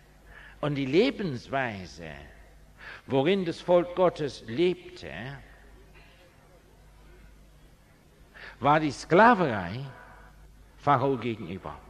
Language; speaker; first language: German; non-native, fluent; English